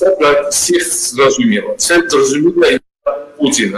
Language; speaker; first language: Ukrainian; non-native, fluent; Georgian